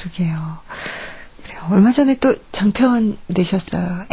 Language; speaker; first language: Korean; native; Korean